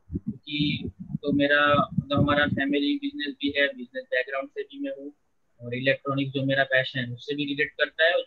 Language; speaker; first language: Hindi; non-native, local second language; Gujarati